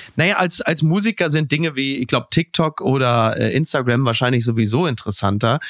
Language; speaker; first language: German; native; German